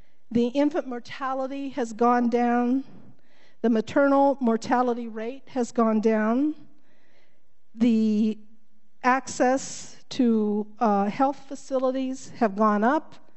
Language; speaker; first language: English; native; English